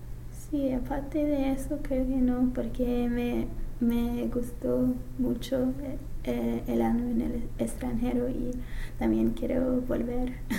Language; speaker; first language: Spanish; non-native, fluent; English